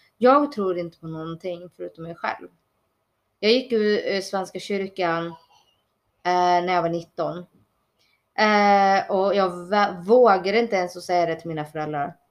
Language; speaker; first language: Swedish; early bilingual, other home language; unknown